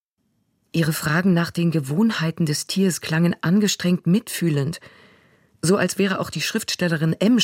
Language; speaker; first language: German; native; German